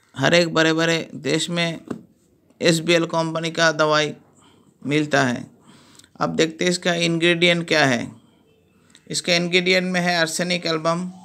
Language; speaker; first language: Hindi; non-native, local second language; Bangla